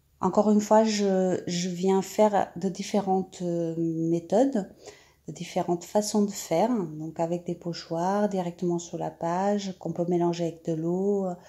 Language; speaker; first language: French; native; French